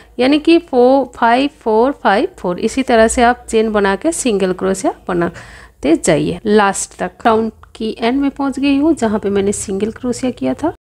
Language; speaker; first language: Hindi; non-native, local second language; Bangla